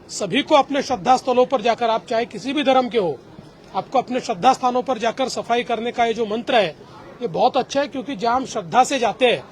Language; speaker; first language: Hindi; non-native, local second language; Marathi